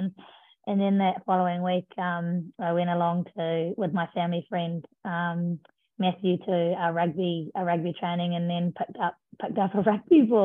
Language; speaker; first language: English; native; English